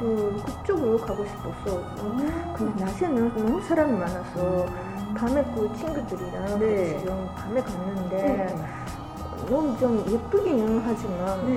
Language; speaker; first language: Korean; non-native, learner; Japanese